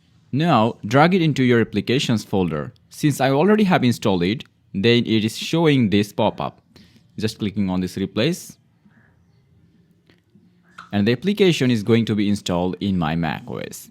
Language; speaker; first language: English; non-native, fluent; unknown